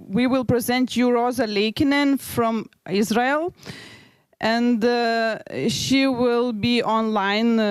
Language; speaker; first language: English; non-native, learner; Lithuanian